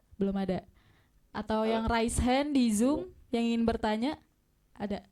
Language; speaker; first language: Indonesian; native; Indonesian